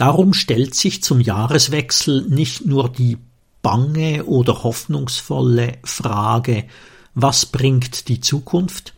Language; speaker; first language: German; native; German